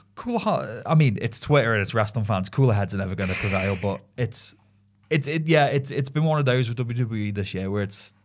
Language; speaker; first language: English; native; English